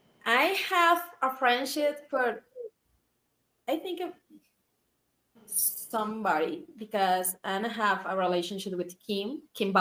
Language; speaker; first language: English; non-native, learner; Spanish